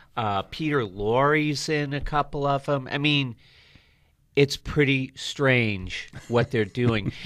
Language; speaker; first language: English; native; English